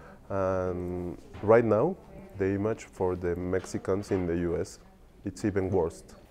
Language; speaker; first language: English; non-native, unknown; Spanish